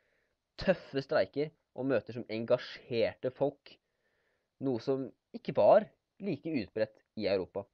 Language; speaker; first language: Norwegian; native; Norwegian